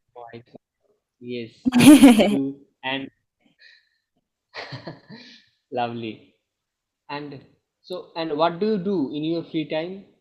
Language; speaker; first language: English; non-native, local second language; Bangla